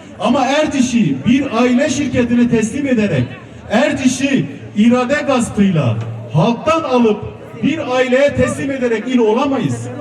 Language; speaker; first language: Turkish; non-native, local second language; Kurdish